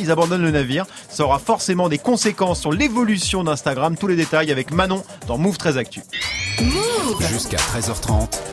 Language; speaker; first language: French; native; French